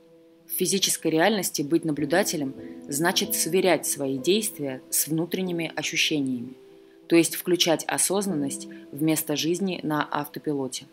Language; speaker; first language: Russian; native; Russian